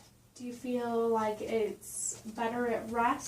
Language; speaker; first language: English; native; English